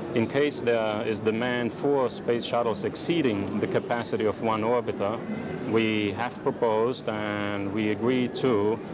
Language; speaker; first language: English; non-native, fluent; German